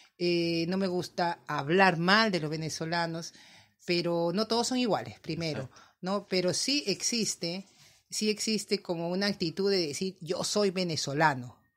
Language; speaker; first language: Spanish; native; Spanish